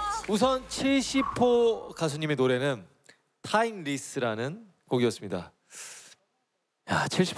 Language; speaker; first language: Korean; native; Korean